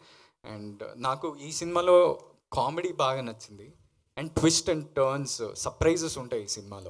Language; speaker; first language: Telugu; native; Telugu